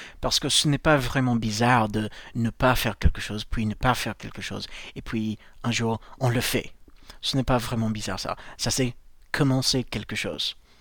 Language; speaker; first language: French; non-native, fluent; English